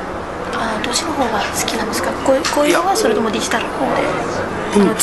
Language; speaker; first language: Japanese; non-native, fluent; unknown